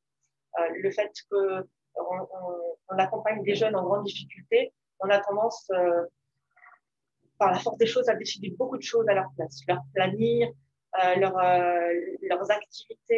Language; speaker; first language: French; native; French